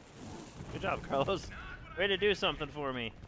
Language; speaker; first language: English; native; English